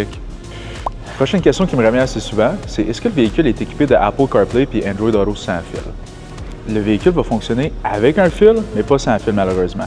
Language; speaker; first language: French; native; French